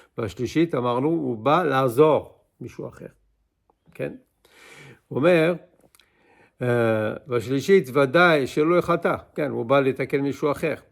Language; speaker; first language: Hebrew; non-native, fluent; English